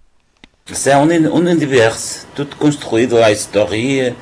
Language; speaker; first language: French; non-native, learner; Portuguese